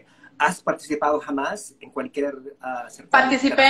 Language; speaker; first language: Spanish; non-native, fluent; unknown